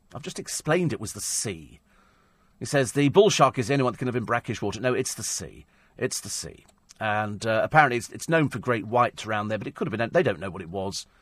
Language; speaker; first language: English; native; English